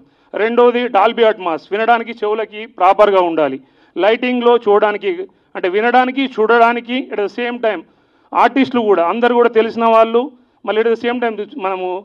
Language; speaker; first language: Telugu; native; Telugu